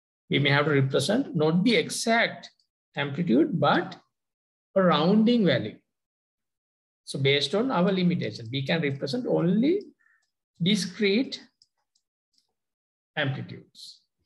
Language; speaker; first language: English; non-native, local second language; Sinhala